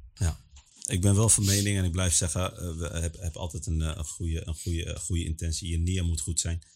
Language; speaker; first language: Dutch; early bilingual, other home language; Arabic